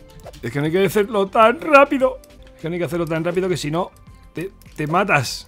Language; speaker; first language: Spanish; native; Spanish